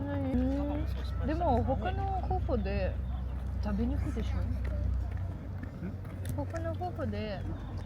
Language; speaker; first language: Japanese; non-native, fluent; Russian